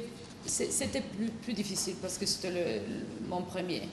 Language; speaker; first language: French; non-native, fluent; Italian